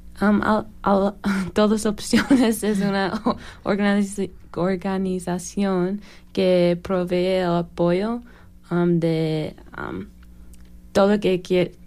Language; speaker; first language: Spanish; non-native, learner; English